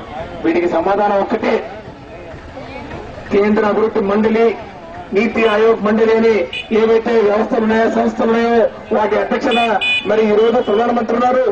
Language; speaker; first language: Telugu; native; Telugu